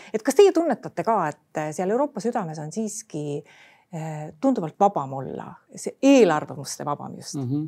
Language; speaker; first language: Estonian; native; Estonian